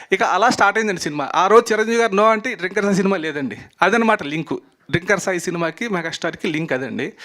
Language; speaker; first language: Telugu; native; Telugu